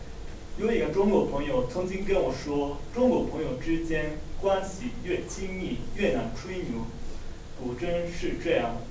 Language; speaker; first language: Chinese; non-native, learner; Japanese